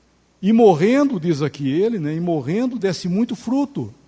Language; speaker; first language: Portuguese; native; Portuguese